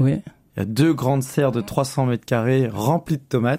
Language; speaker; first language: French; native; French